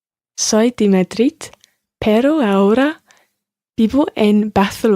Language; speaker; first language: Spanish; non-native, learner; English